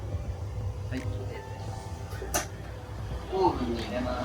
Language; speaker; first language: Japanese; native; Japanese